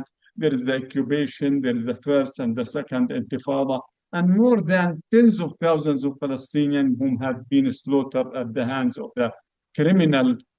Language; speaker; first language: English; non-native, fluent; Arabic